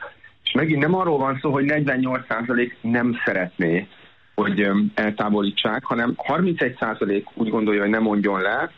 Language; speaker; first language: Hungarian; native; Hungarian